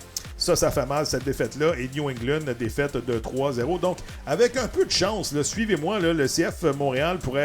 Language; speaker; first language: French; native; French